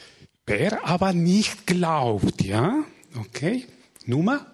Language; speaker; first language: German; non-native, fluent; Spanish